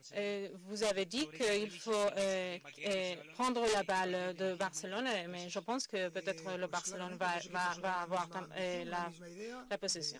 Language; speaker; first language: French; non-native, fluent; Spanish